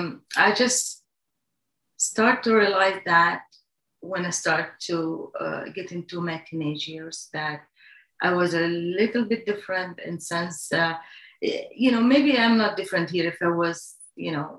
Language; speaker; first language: English; non-native, fluent; Arabic